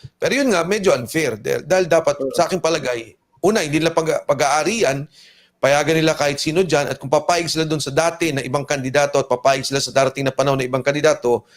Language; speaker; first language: Filipino; native; Filipino